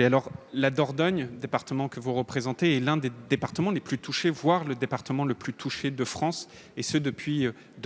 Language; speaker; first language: French; native; French